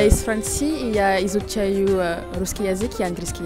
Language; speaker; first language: Russian; non-native, learner; French